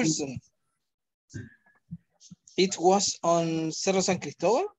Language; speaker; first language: English; non-native, learner; Spanish